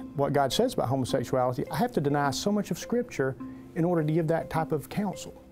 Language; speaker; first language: English; native; English